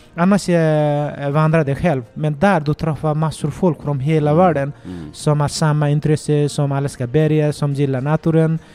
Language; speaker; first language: Swedish; non-native, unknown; Nepali